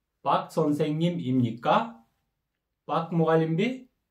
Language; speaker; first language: Korean; non-native, learner; Kyrgyz